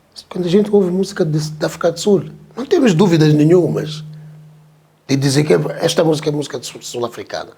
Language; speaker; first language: Portuguese; non-native, local second language; Tsonga